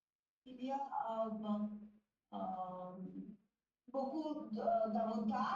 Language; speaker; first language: French; non-native, learner; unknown